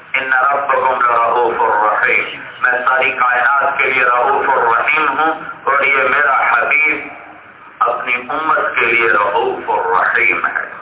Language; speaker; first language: Urdu; non-native, local second language; Punjabi